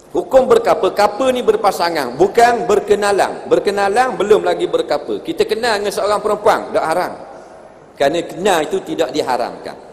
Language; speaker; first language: Malay; native; Malay